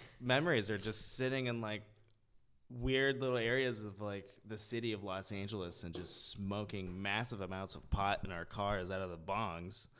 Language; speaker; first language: English; early bilingual, other home language; French